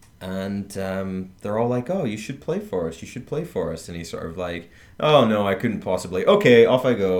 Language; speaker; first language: English; native; English